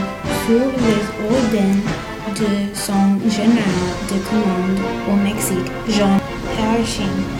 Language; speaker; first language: French; non-native, learner; English